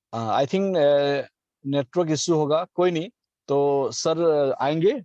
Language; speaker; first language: Hindi; non-native, local second language; Assamese